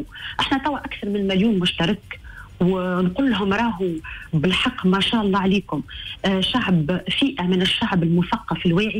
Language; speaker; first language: Arabic; native; Arabic